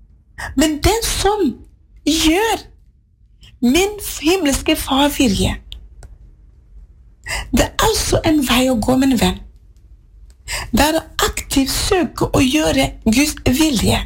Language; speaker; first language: Norwegian; non-native, fluent; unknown